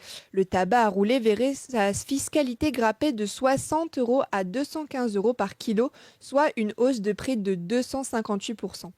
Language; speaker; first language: French; native; French